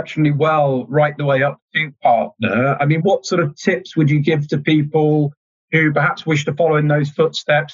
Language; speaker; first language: English; native; English